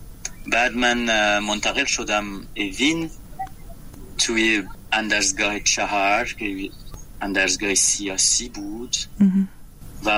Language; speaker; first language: Persian; non-native, fluent; French